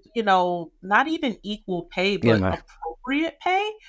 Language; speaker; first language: English; native; English